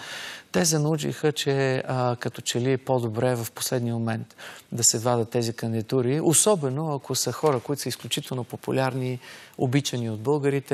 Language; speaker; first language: Bulgarian; native; Bulgarian